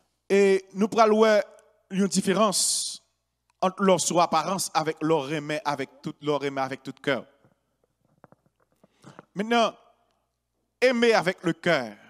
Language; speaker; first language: French; non-native, local second language; Haitian Creole